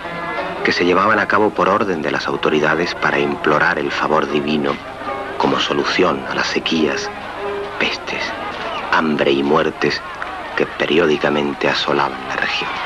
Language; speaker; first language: Spanish; native; Spanish